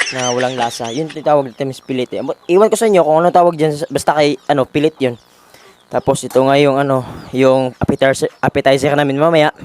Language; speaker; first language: Filipino; non-native, local second language; Cebuano